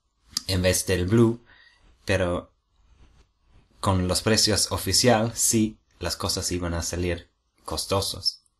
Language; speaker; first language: Spanish; non-native, fluent; English